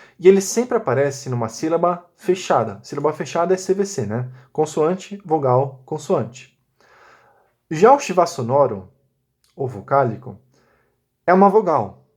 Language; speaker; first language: Portuguese; native; Portuguese